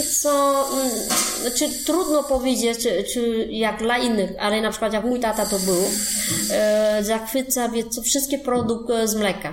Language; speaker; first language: Polish; non-native, fluent; Vietnamese